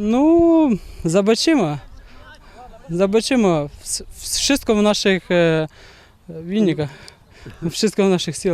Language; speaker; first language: Polish; non-native, learner; Ukrainian